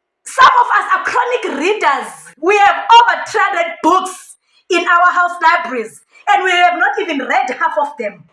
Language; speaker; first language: English; non-native, local second language; Xhosa